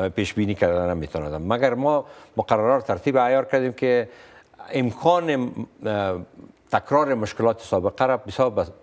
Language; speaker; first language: Persian; non-native, local second language; Pashto